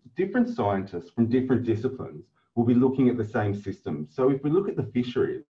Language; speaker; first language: English; native; English